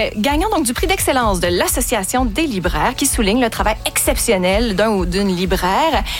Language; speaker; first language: French; native; French